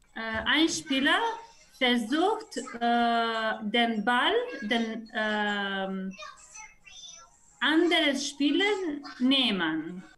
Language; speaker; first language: German; non-native, learner; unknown